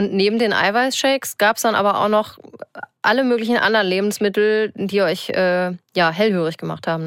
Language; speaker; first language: German; native; German